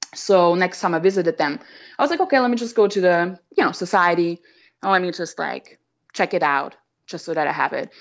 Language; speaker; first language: English; non-native, fluent; German